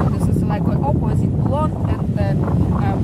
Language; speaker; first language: English; non-native, learner; Russian